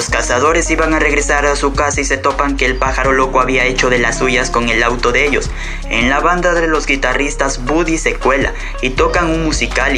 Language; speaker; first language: Spanish; native; Spanish